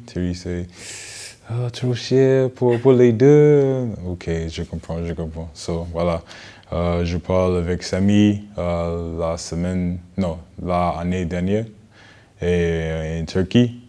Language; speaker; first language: French; non-native, learner; English